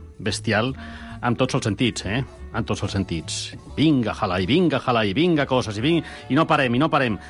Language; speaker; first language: Catalan; non-native, local second language; Spanish